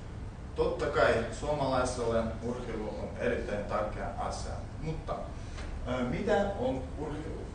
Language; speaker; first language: Finnish; non-native, learner; Russian